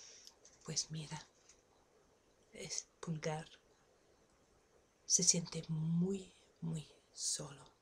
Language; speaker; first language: Spanish; non-native, fluent; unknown